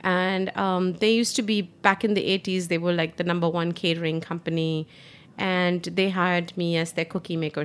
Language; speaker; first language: English; non-native, local second language; Hindi